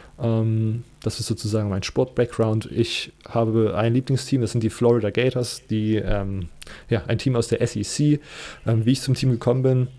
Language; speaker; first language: German; native; German